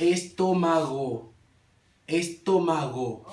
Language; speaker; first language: Spanish; non-native, learner; Haitian Creole